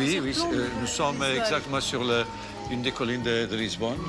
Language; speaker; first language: French; non-native, fluent; Portuguese